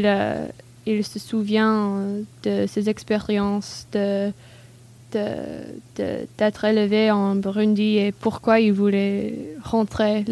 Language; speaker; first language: French; non-native, learner; English